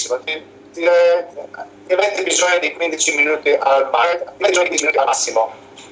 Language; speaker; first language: Italian; non-native, learner; English